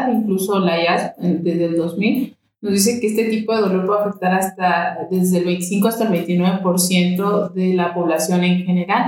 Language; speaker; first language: Spanish; native; Spanish